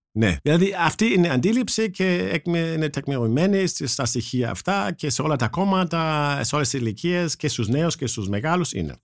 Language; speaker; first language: Greek; non-native, fluent; German